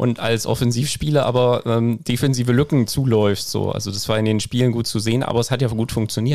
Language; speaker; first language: German; native; German